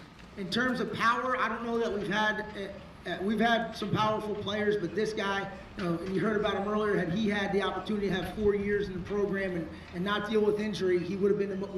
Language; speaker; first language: English; native; English